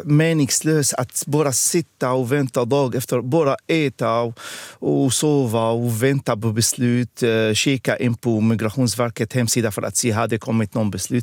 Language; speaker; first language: Swedish; non-native, fluent; Arabic